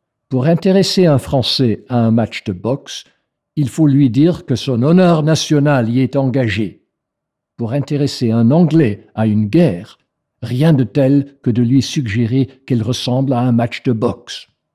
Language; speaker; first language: French; non-native, fluent; English